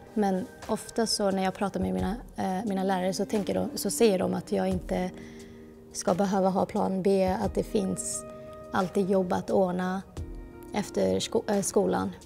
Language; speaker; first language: Swedish; early bilingual, other home language; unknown